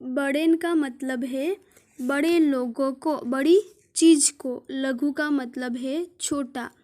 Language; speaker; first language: Hindi; non-native, local second language; Gujarati